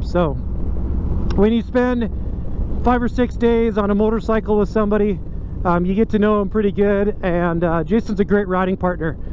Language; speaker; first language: English; native; English